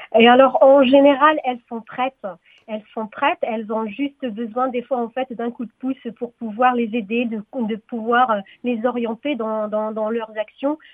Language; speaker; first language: French; non-native, local second language; Arabic